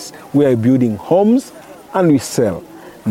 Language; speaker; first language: English; non-native, local second language; Kinyarwanda